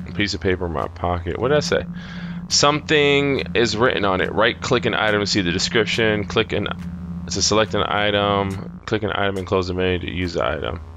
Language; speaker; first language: English; native; English